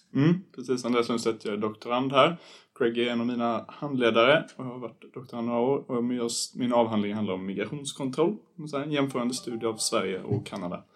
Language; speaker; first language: Swedish; native; Swedish